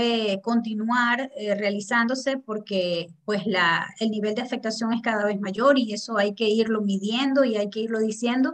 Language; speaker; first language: Spanish; native; Spanish